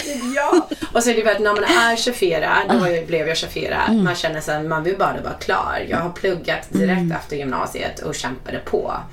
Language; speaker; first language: Swedish; non-native, fluent; English